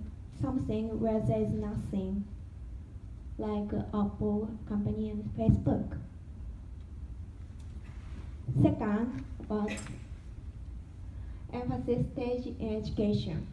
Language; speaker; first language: English; non-native, learner; Japanese